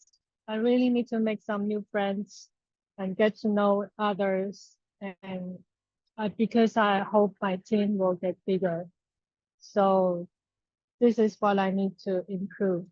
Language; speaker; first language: English; non-native, learner; Chinese